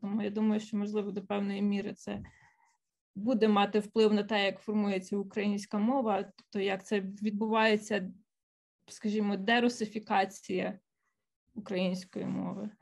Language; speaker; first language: Ukrainian; native; Ukrainian